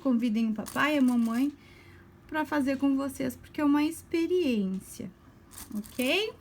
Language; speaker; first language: Portuguese; native; Portuguese